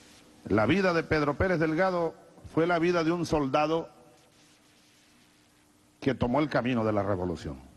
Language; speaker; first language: Spanish; native; Spanish